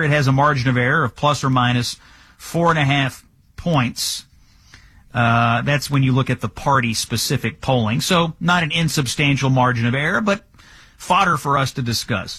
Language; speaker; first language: English; native; English